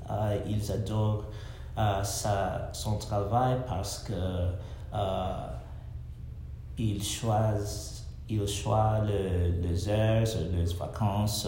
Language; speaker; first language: French; non-native, learner; English